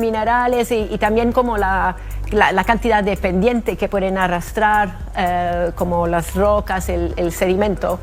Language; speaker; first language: Spanish; non-native, fluent; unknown